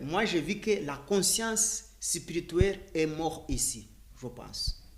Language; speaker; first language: French; non-native, learner; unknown